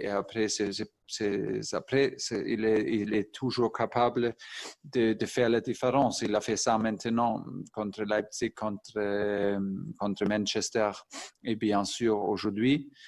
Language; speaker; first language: French; non-native, fluent; German